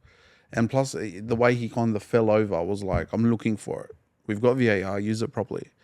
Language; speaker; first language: English; native; English